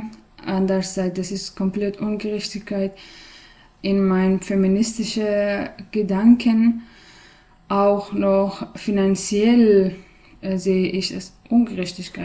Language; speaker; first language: German; non-native, learner; Persian